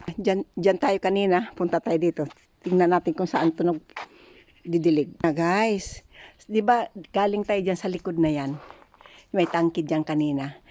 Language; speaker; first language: Filipino; native; Filipino